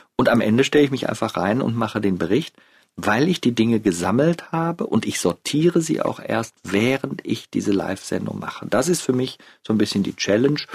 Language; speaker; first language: German; native; German